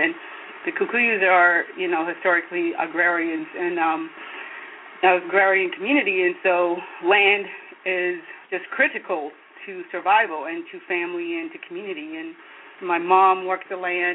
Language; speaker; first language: English; non-native, local second language; Kikuyu